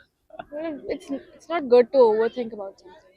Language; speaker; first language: English; non-native, local second language; Hindi